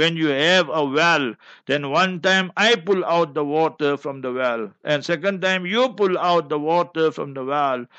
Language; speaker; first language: English; native; English